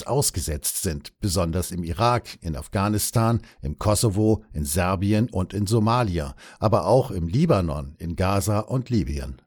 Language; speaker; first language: German; native; German